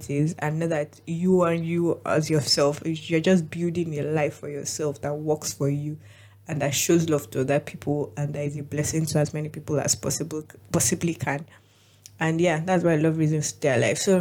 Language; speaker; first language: English; non-native, local second language; Yoruba